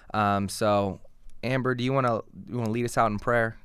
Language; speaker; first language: English; native; English